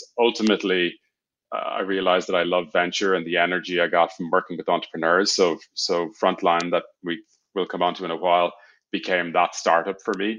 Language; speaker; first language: English; native; English